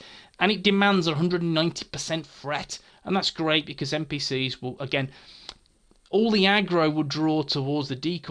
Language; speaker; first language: English; native; English